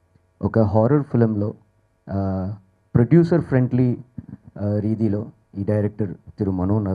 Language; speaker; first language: Telugu; non-native, learner; Tamil